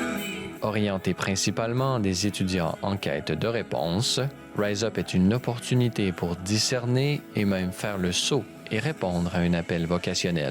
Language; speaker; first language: French; native; French